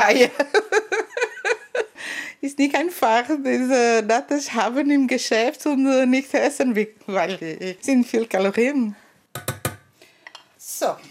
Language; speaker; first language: German; non-native, learner; Portuguese